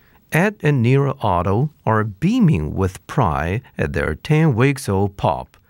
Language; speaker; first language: English; non-native, fluent; Chinese